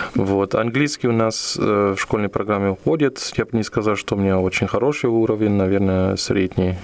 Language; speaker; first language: Russian; non-native, fluent; German